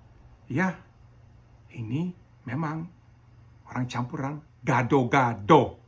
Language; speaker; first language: Indonesian; early bilingual, heritage; Dutch